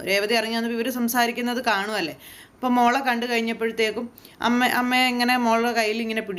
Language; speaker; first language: Malayalam; native; Malayalam